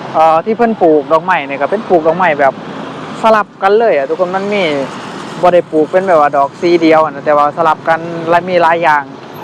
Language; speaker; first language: Thai; native; Thai